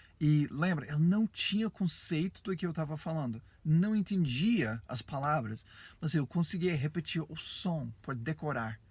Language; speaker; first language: Portuguese; non-native, fluent; English